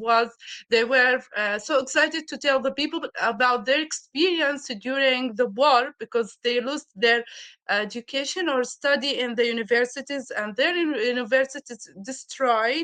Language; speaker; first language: English; non-native, learner; Arabic